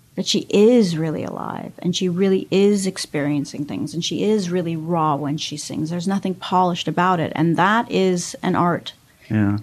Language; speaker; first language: English; native; English